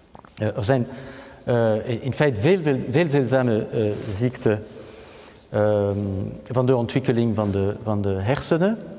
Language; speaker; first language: Dutch; non-native, local second language; French